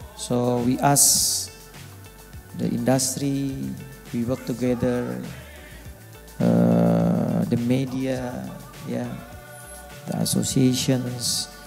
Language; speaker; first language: English; non-native, fluent; Indonesian